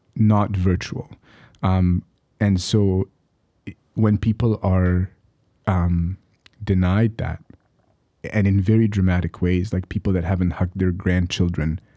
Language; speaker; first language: English; early bilingual, other home language; Arabic